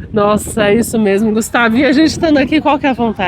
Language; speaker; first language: Portuguese; native; Portuguese